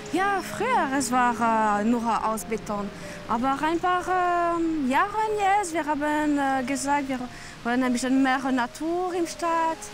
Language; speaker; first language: German; non-native, learner; French